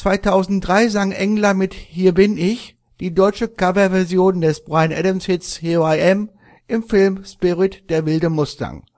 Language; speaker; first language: German; native; German